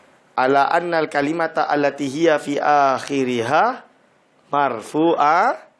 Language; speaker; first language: Arabic; non-native, fluent; Malay